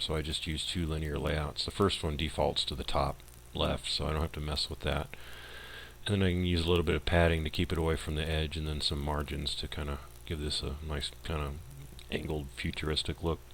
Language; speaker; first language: English; native; English